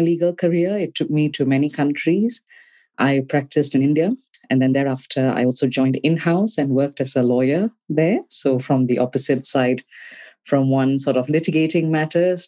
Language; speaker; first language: English; non-native, local second language; Tamil